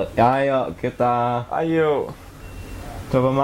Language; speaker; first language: Indonesian; non-native, learner; English